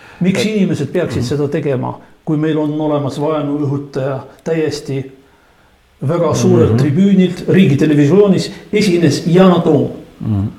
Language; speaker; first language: Estonian; non-native, local second language; Russian